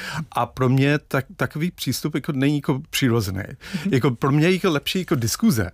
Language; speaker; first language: Czech; non-native, fluent; English